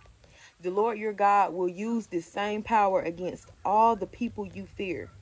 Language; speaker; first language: English; native; English